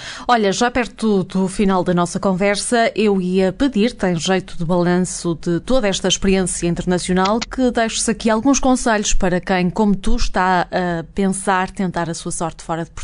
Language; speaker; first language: Portuguese; native; Portuguese